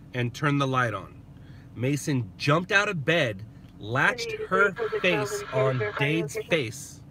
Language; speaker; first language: English; native; English